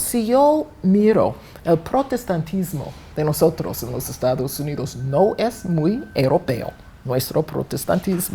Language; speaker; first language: Spanish; non-native, fluent; English